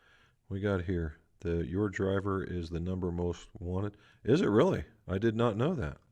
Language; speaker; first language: English; native; English